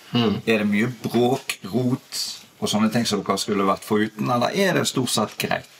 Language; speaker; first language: Norwegian; native; Norwegian